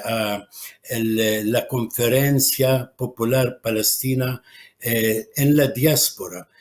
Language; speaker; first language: Spanish; non-native, fluent; Arabic